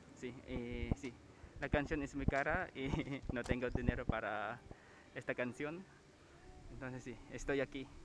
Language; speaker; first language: Spanish; non-native, learner; Filipino